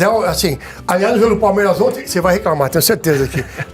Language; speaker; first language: Portuguese; native; Portuguese